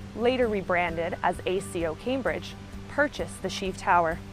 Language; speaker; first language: English; native; English